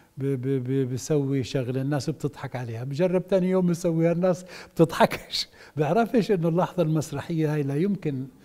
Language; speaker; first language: Arabic; native; Arabic